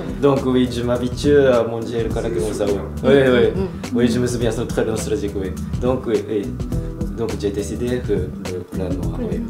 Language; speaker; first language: French; non-native, learner; Japanese